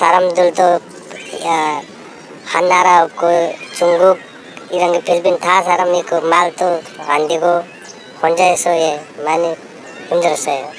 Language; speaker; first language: Korean; non-native, learner; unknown